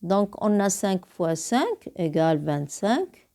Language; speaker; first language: French; non-native, local second language; Arabic